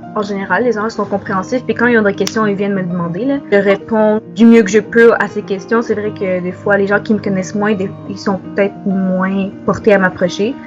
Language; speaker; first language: French; early bilingual, other home language; Arabic